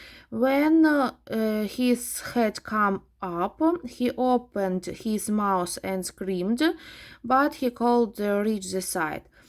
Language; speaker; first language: English; non-native, fluent; Ukrainian